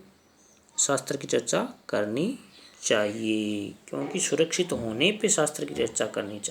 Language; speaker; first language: Hindi; native; Hindi